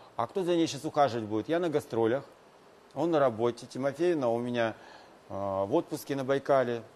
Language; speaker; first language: Russian; native; Russian